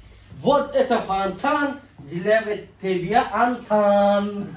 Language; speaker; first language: Russian; non-native, learner; Tajik